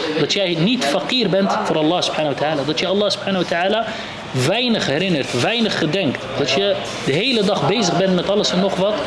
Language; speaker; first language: Dutch; early bilingual, other home language; Arabic